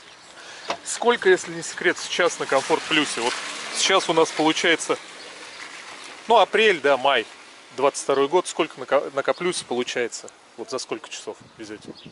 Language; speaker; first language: Russian; native; Russian